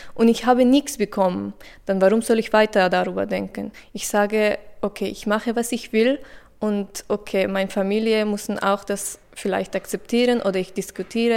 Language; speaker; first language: German; non-native, fluent; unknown